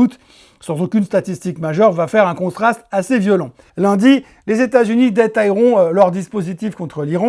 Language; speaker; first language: French; native; French